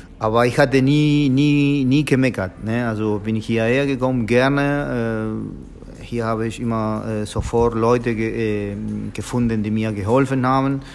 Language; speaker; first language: German; non-native, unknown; Spanish